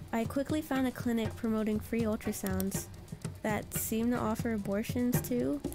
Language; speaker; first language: English; native; English